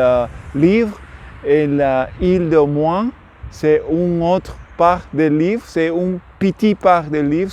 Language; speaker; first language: French; non-native, learner; Spanish